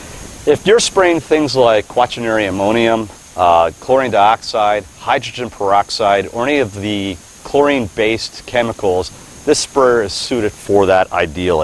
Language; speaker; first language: English; native; English